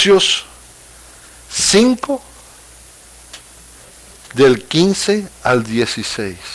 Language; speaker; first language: Spanish; native; Spanish